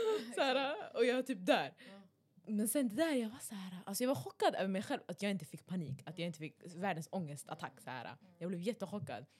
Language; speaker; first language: Swedish; early bilingual, other home language; Arabic